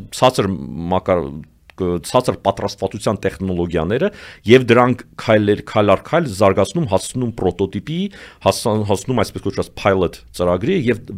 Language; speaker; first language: Armenian; native; Armenian